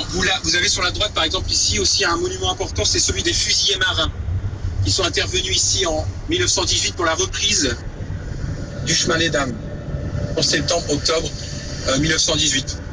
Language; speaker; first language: French; native; French